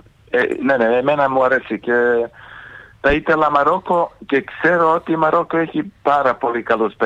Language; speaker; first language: Greek; non-native, fluent; Serbian